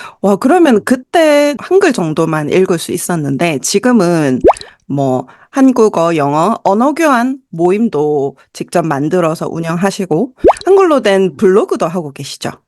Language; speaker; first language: Korean; native; Korean